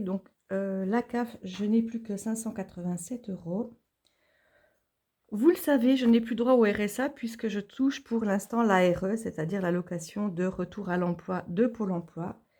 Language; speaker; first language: French; native; French